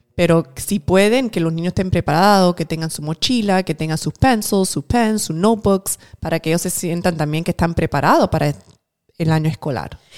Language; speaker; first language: Spanish; early bilingual, heritage; Spanish